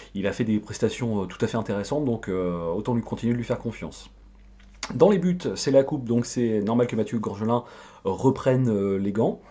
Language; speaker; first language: French; native; French